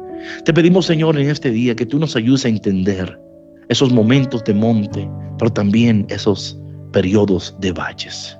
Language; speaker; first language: Spanish; native; Spanish